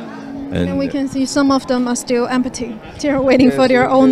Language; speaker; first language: English; non-native, fluent; Chinese